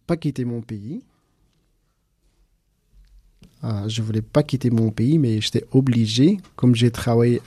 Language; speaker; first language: French; non-native, learner; Persian